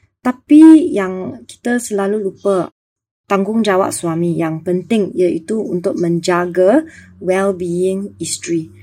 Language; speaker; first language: Malay; non-native, local second language; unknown